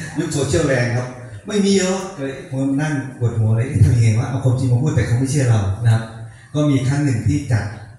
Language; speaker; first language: Thai; non-native, local second language; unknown